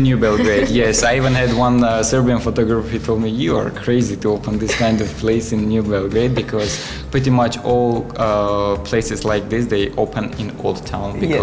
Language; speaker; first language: English; non-native, fluent; Armenian